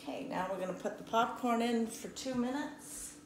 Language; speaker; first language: English; native; English